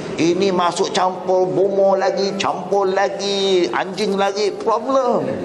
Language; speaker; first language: Malay; non-native, local second language; Chinese